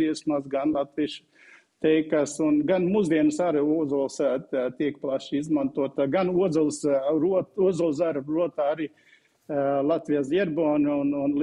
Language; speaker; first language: Latvian; non-native, fluent; Uzbek